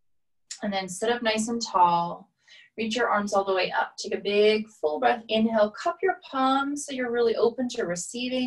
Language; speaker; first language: English; native; English